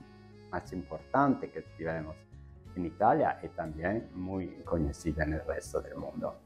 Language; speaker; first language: Spanish; non-native, fluent; Italian